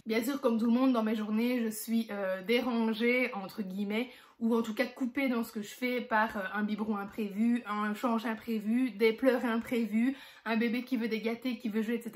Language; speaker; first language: French; native; French